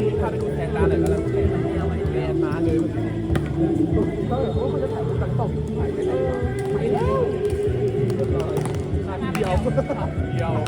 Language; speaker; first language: Thai; native; Thai